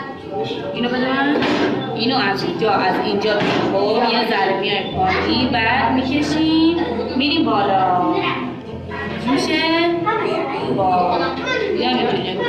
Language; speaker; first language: Persian; native; Persian